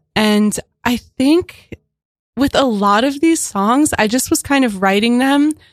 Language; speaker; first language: English; native; English